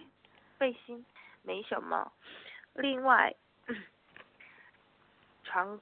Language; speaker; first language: Chinese; non-native, learner; Korean